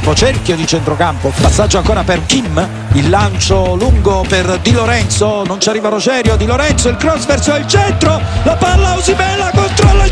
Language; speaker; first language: Italian; native; Italian